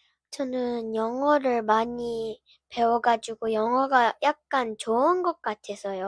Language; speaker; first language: Korean; early bilingual, heritage; Korean